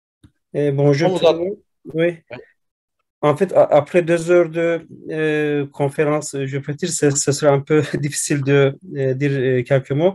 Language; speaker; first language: French; non-native, fluent; Turkish